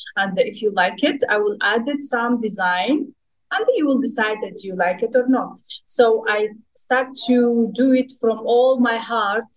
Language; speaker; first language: English; non-native, fluent; Russian